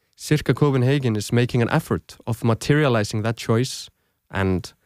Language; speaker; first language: English; non-native, fluent; Icelandic